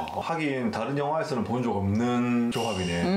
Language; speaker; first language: Korean; native; Korean